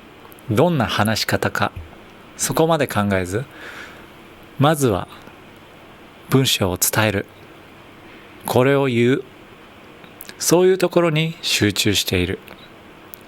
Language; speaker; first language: Japanese; native; Japanese